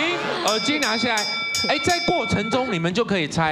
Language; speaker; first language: Chinese; native; Chinese